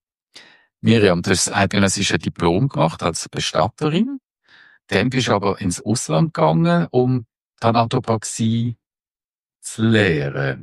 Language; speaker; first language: German; native; German